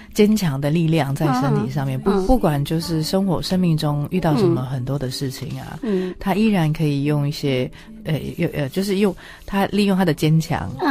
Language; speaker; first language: Chinese; non-native, local second language; Amis